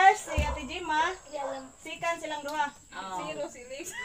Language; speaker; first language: Cebuano; native; Cebuano